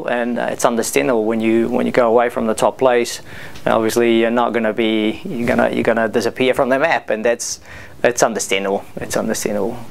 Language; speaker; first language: English; non-native, fluent; Spanish